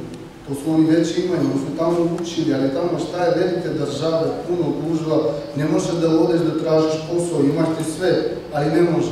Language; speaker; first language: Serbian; non-native, learner; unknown